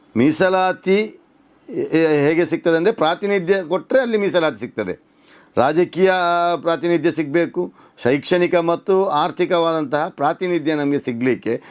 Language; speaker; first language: Kannada; non-native, local second language; Malayalam